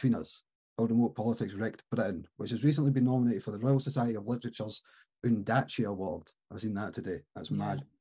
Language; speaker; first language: English; native; English